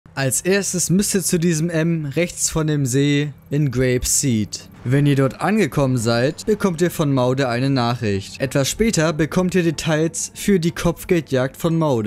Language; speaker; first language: German; native; German